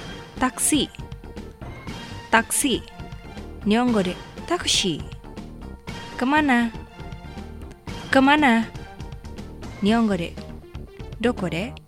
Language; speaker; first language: Japanese; non-native, fluent; Indonesian